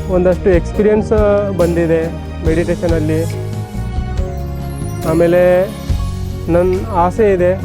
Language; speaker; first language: Kannada; non-native, local second language; Marathi